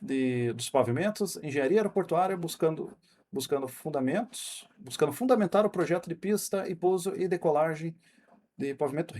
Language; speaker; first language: Portuguese; native; Portuguese